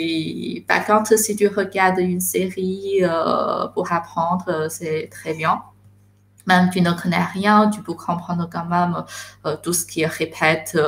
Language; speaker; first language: French; non-native, fluent; Chinese